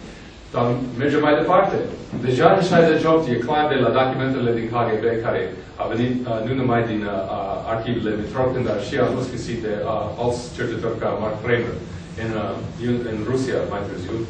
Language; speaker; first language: Romanian; non-native, fluent; English